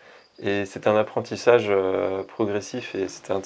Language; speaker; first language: French; native; French